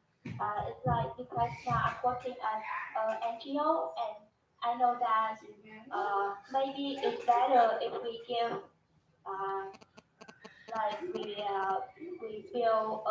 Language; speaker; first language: English; non-native, learner; Vietnamese